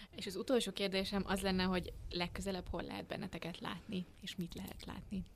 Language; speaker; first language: Hungarian; native; Hungarian